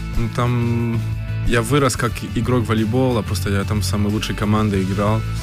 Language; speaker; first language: Russian; early bilingual, heritage; Russian